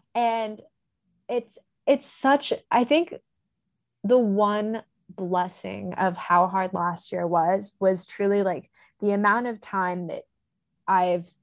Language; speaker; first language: English; non-native, local second language; Japanese